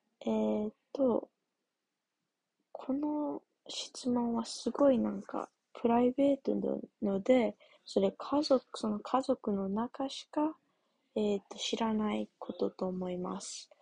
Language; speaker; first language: Japanese; non-native, learner; English